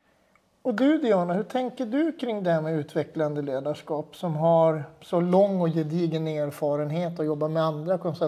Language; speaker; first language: Swedish; native; Swedish